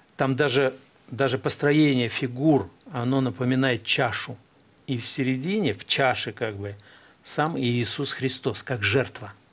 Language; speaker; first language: Russian; native; Russian